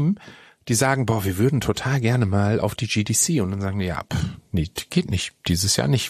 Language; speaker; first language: German; native; German